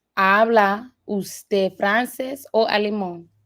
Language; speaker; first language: Spanish; non-native, learner; English